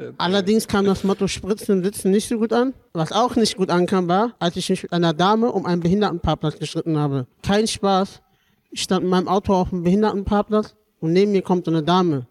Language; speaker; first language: German; native; German